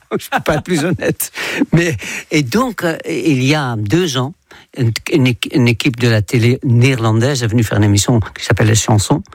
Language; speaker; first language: French; non-native, fluent; Dutch